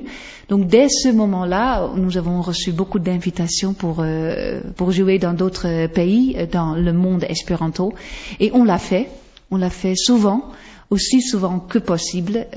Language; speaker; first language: French; non-native, fluent; Western Frisian